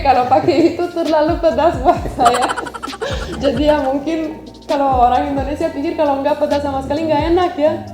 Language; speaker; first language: Indonesian; non-native, fluent; Romanian